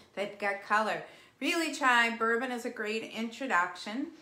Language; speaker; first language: English; native; English